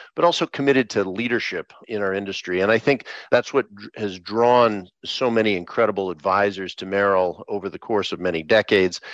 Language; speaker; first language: English; native; English